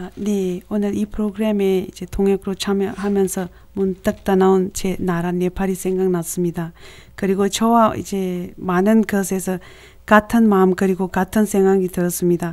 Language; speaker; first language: Korean; non-native, fluent; Nepali